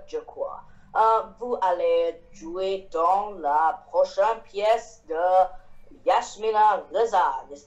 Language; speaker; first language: French; non-native, learner; Chinese